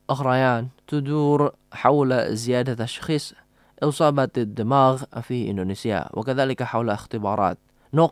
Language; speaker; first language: Arabic; non-native, fluent; Indonesian